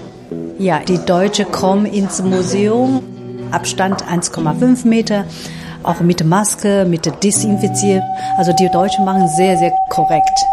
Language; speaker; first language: German; non-native, fluent; Chinese